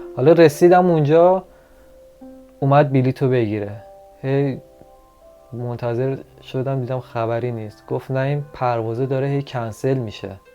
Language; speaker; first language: Persian; non-native, local second language; Azerbaijani